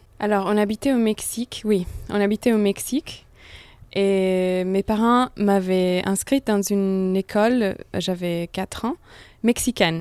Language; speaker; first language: French; non-native, fluent; Italian